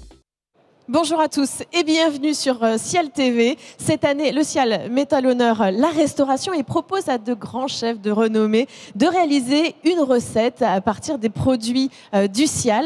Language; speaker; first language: French; native; French